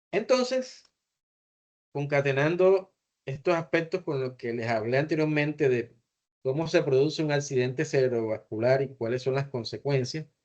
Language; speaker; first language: Spanish; native; Spanish